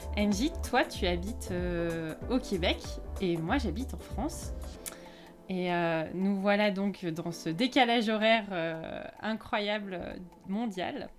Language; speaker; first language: French; native; French